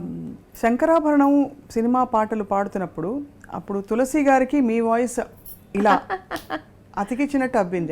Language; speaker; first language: Telugu; native; Telugu